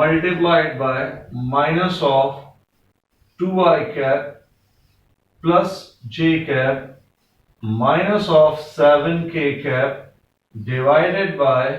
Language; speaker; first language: English; non-native, local second language; Hindi